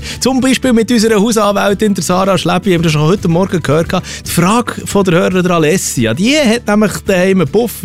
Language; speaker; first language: German; native; German